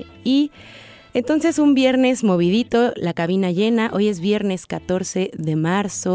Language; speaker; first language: Spanish; native; Spanish